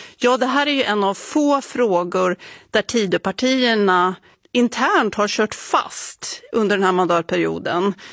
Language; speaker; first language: Swedish; native; Swedish